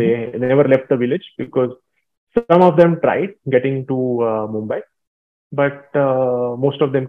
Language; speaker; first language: English; non-native, local second language; Marathi